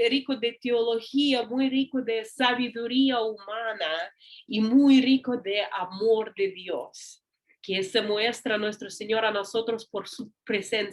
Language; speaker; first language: Spanish; non-native, learner; English